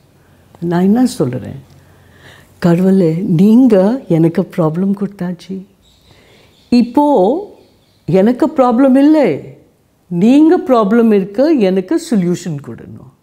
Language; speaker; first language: Tamil; non-native, learner; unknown